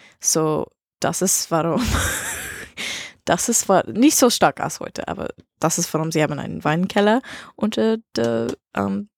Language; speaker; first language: German; non-native, learner; English